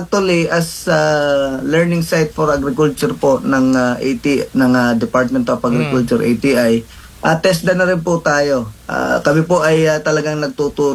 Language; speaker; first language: Filipino; native; Filipino